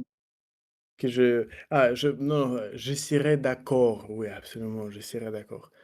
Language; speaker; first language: French; non-native, learner; Russian